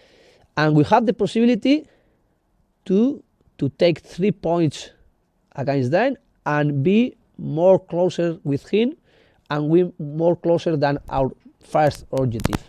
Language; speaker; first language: English; non-native, learner; Spanish